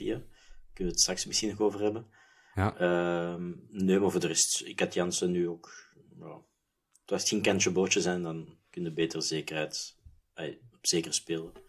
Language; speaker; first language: Dutch; native; Dutch